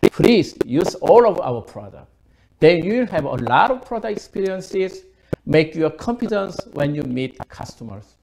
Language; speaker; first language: English; non-native, fluent; Korean